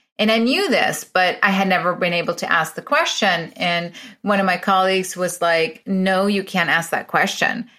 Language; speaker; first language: English; early bilingual, other home language; Spanish